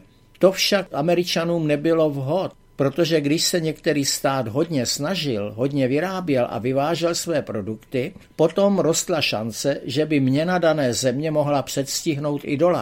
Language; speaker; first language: Czech; native; Czech